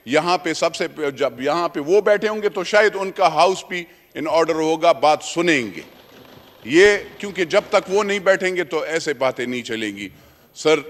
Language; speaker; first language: Urdu; native; Urdu